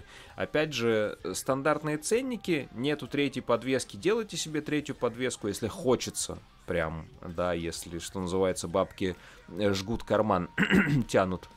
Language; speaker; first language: Russian; native; Russian